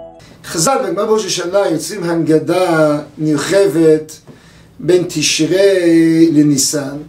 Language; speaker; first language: Hebrew; native; Hebrew